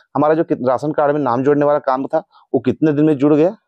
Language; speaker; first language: Hindi; native; Hindi